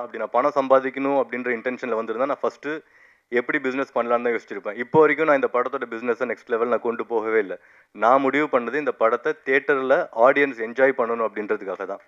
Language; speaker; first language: Tamil; native; Tamil